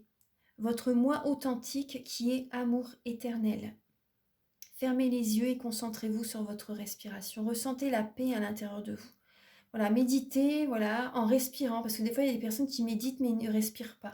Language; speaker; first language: French; native; French